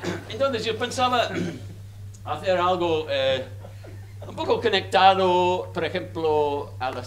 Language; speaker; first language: Spanish; non-native, learner; English